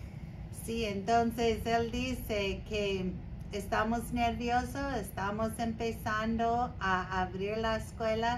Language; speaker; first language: Spanish; non-native, learner; English